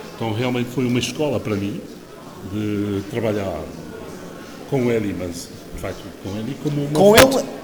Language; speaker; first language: Portuguese; non-native, fluent; English